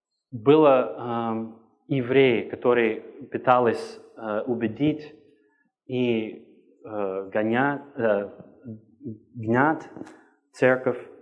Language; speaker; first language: Russian; non-native, fluent; English